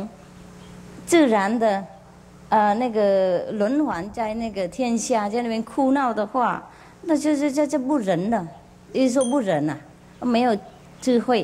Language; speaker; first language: Chinese; non-native, fluent; Vietnamese